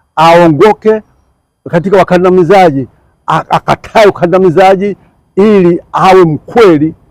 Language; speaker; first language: Swahili; non-native, local second language; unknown